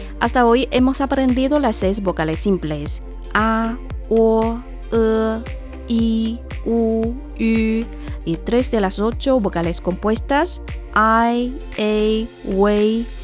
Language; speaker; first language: Spanish; non-native, fluent; Chinese